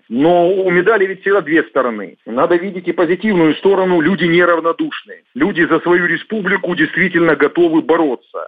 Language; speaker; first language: Russian; native; Russian